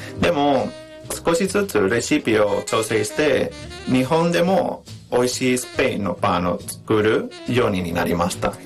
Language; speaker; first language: Japanese; non-native, fluent; Spanish